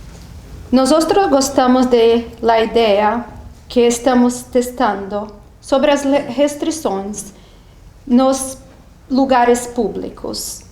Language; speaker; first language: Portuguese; non-native, learner; Spanish